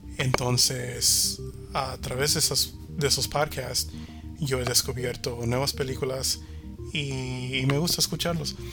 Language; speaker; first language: Spanish; early bilingual, heritage; Spanish